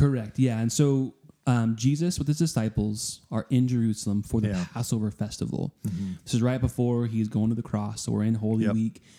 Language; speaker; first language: English; native; English